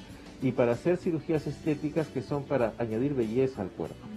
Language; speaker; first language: Spanish; native; Spanish